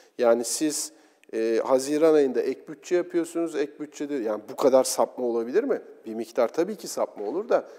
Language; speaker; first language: Turkish; native; Turkish